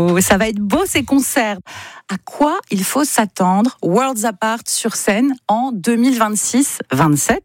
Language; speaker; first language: French; native; French